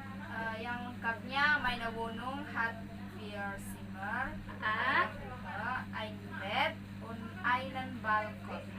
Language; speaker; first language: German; non-native, learner; Indonesian